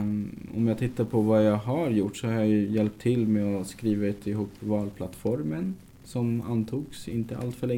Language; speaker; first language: Swedish; native; Swedish